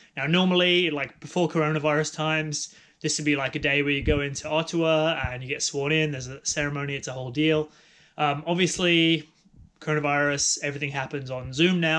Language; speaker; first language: English; native; English